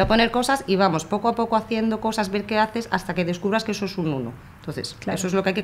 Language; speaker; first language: Spanish; native; Spanish